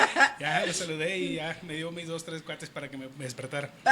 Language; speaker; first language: Spanish; native; Spanish